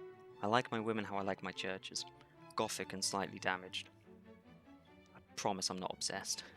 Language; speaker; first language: English; native; English